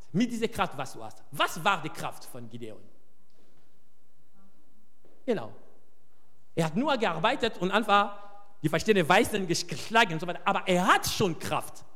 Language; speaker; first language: German; non-native, fluent; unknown